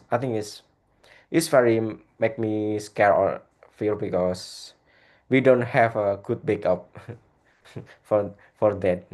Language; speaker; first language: English; non-native, learner; Indonesian